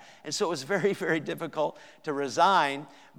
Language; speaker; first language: English; native; English